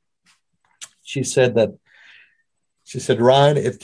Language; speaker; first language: English; native; English